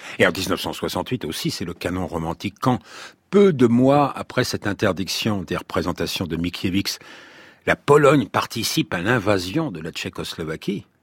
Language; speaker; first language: French; native; French